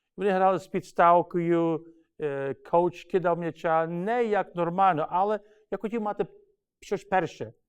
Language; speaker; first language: Ukrainian; early bilingual, heritage; Ukrainian